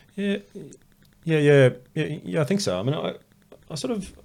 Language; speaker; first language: English; native; English